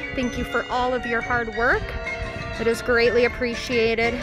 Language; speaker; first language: English; native; English